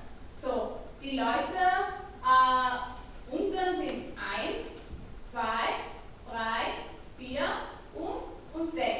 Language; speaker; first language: German; non-native, learner; Catalan